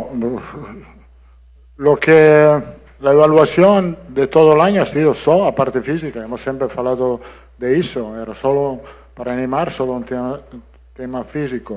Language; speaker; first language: Portuguese; non-native, learner; Italian